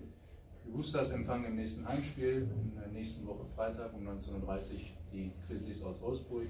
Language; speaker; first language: German; native; German